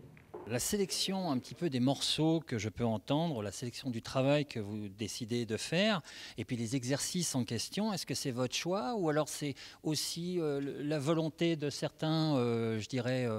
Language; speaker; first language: French; native; French